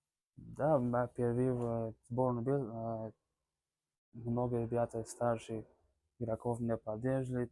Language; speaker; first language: Russian; non-native, learner; Tajik